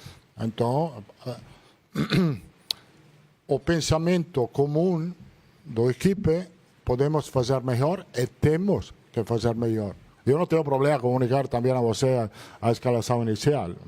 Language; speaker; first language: Portuguese; non-native, fluent; Italian